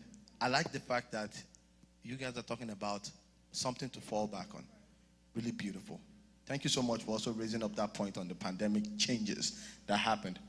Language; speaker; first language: English; non-native, local second language; Yoruba